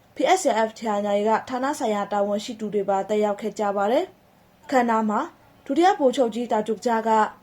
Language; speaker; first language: Burmese; non-native, local second language; Shwe Palaung